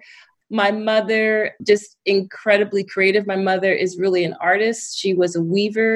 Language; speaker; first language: English; native; English